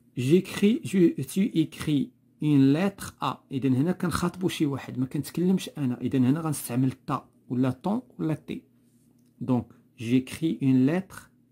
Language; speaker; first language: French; non-native, local second language; Arabic